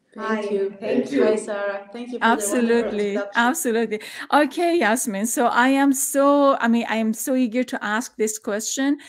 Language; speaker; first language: English; non-native, fluent; Persian